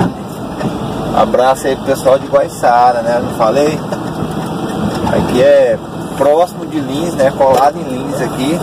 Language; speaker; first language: Portuguese; native; Portuguese